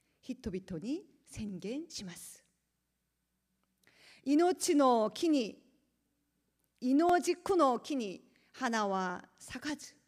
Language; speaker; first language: Japanese; non-native, learner; Korean